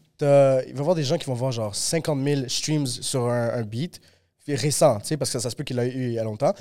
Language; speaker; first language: French; early bilingual, other home language; Spanish